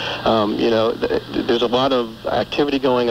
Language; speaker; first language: English; native; English